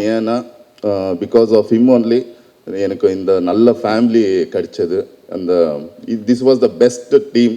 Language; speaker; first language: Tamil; non-native, learner; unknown